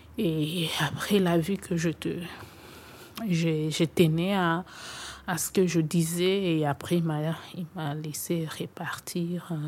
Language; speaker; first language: French; non-native, local second language; Swahili